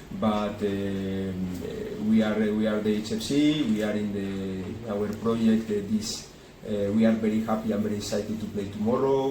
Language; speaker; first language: English; non-native, learner; Spanish